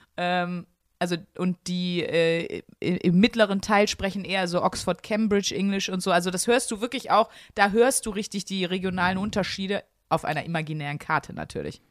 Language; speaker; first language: German; native; German